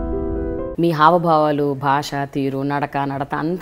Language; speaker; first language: Telugu; native; Telugu